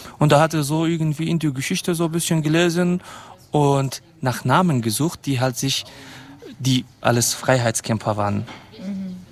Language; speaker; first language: German; non-native, fluent; Kurdish